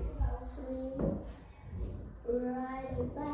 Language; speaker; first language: English; non-native, learner; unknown